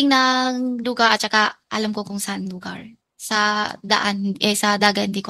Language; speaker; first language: Filipino; non-native, learner; Chinese